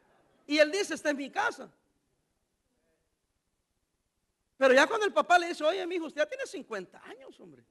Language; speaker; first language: Spanish; native; Spanish